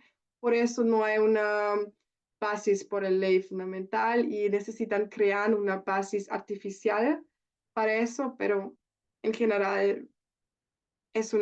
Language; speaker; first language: Spanish; non-native, learner; German